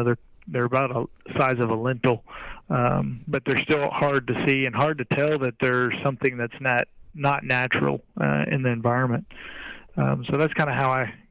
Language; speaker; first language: English; native; English